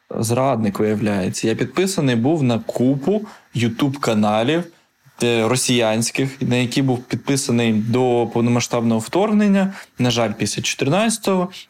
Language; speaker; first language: Ukrainian; non-native, local second language; Russian